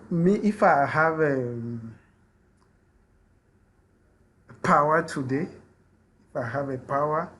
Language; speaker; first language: English; non-native, learner; French